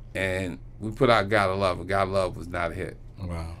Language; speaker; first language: English; native; English